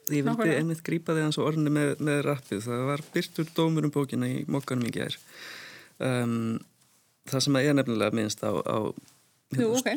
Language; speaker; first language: Icelandic; native; Icelandic